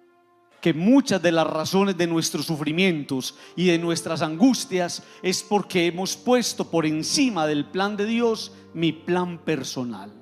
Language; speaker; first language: Spanish; native; Spanish